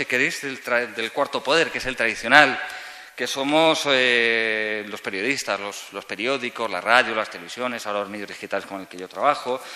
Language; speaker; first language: Spanish; native; Spanish